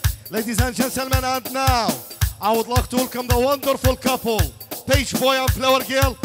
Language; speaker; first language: English; non-native, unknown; Assyrian Neo-Aramaic